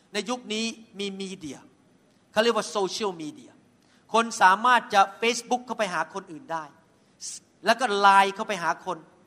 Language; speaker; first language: Thai; native; Thai